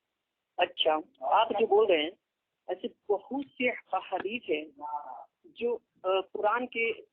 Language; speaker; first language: Hindi; native; Hindi